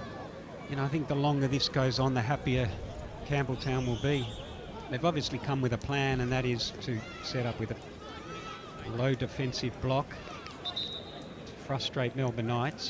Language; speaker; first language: English; native; English